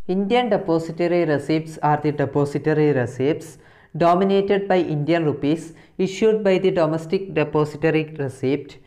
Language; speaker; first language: English; non-native, local second language; Malayalam